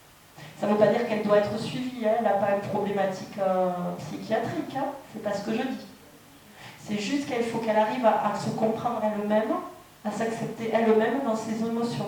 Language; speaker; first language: French; native; French